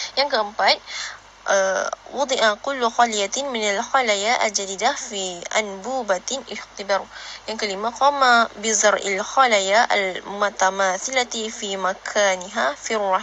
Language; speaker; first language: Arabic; non-native, learner; Malay